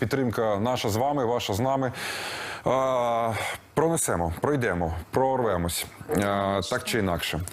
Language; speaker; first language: Ukrainian; native; Ukrainian